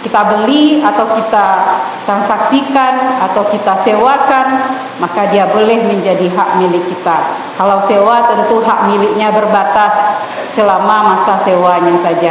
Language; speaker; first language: Indonesian; native; Indonesian